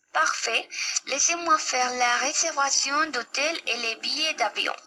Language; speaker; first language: French; non-native, learner; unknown